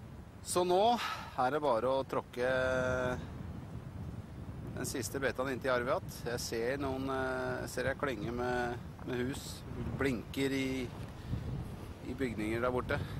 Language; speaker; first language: Norwegian; native; Norwegian